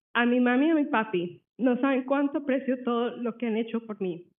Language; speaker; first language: Spanish; early bilingual, other home language; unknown